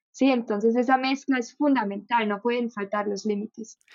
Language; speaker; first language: Spanish; non-native, fluent; German